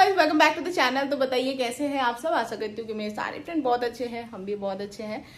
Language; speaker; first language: Hindi; non-native, local second language; Bangla